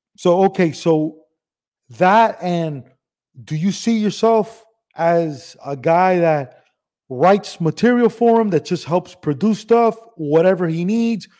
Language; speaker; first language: English; early bilingual, other home language; Spanish